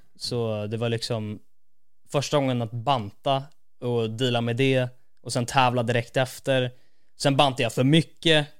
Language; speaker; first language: Swedish; native; Swedish